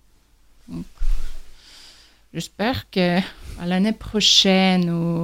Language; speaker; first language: French; non-native, learner; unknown